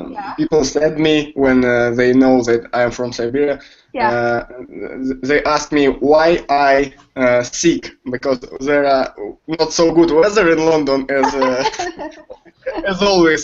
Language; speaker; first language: English; non-native, learner; Russian